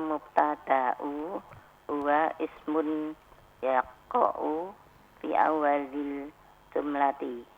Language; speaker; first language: Arabic; non-native, learner; Indonesian